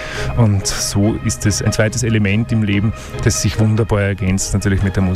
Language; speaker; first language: German; native; German